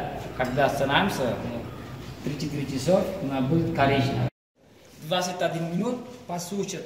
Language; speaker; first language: Russian; non-native, learner; Sinhala